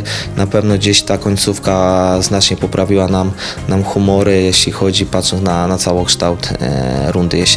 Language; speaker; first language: Polish; native; Polish